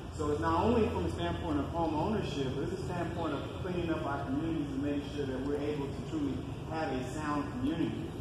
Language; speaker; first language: English; native; English